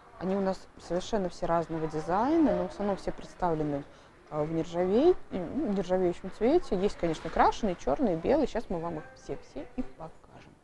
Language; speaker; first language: Russian; native; Russian